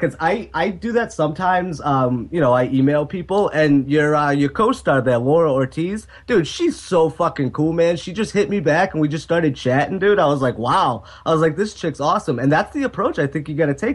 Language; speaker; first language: English; native; English